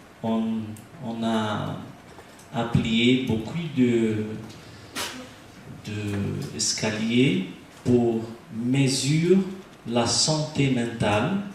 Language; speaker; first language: French; non-native, learner; Portuguese